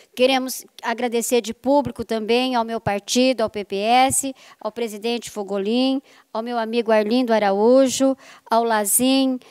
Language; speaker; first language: Portuguese; native; Portuguese